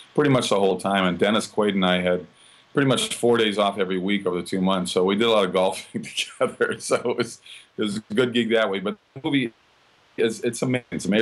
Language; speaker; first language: English; native; English